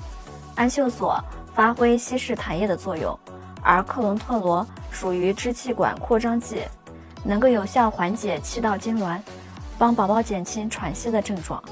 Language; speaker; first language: Chinese; native; Chinese